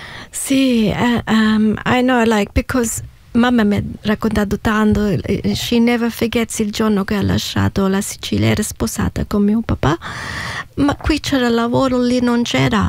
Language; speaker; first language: Italian; early bilingual, heritage; Italian